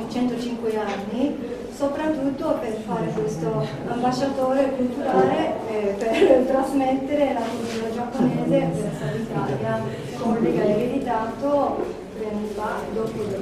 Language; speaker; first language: Italian; non-native, learner; Japanese